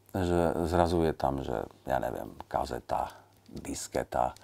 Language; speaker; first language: Slovak; native; Slovak